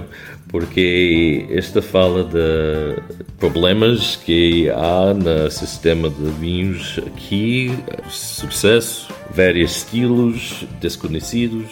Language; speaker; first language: Portuguese; non-native, fluent; English